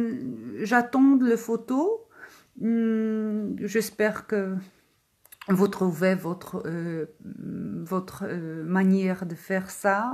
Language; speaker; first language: French; non-native, learner; Polish